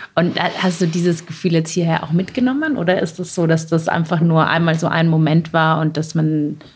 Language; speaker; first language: German; native; German